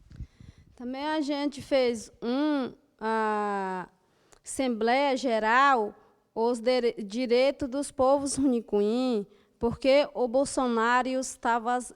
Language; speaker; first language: Portuguese; non-native, local second language; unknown